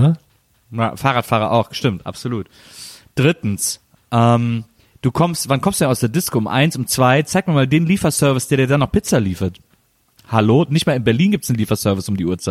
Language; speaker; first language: German; native; German